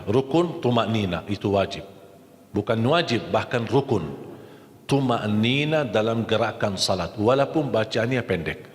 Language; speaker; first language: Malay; non-native, fluent; Arabic